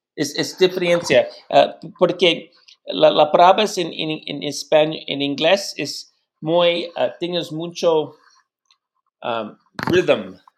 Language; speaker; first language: Spanish; non-native, learner; English